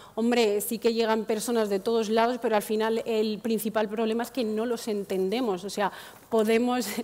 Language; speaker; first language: Spanish; non-native, fluent; Arabic